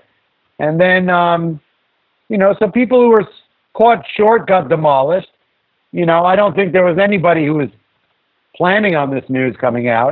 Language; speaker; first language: English; native; English